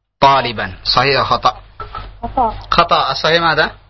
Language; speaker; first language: Arabic; non-native, fluent; Indonesian